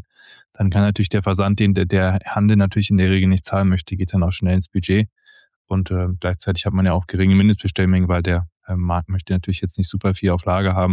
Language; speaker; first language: German; native; German